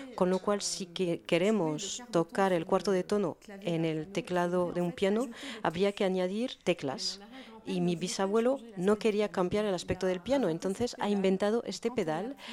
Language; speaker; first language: Spanish; non-native, fluent; French